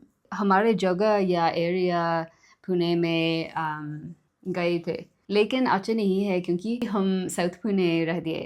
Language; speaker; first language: Hindi; non-native, learner; English